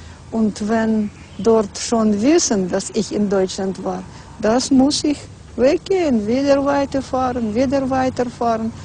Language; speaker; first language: German; non-native, learner; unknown